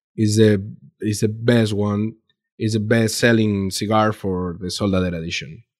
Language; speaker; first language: English; non-native, learner; Spanish